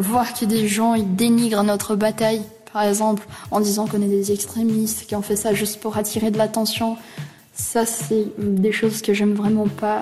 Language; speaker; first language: French; early bilingual, other home language; Portuguese